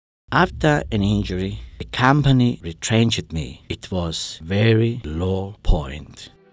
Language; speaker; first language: English; non-native, fluent; Italian